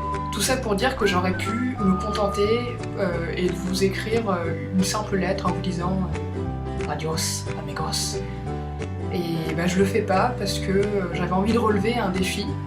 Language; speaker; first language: French; native; French